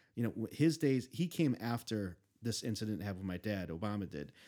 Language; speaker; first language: English; native; English